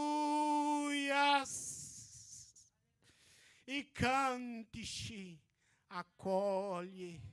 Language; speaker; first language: Italian; non-native, fluent; Portuguese